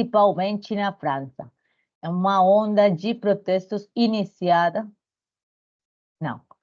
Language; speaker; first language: Portuguese; non-native, learner; Spanish